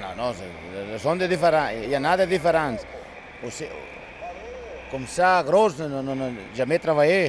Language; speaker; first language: French; non-native, learner; Italian